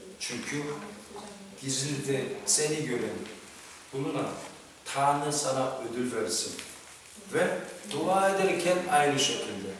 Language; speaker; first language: Turkish; non-native, fluent; Korean